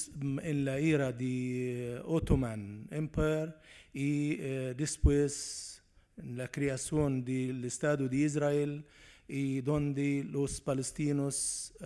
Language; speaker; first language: Spanish; non-native, learner; Arabic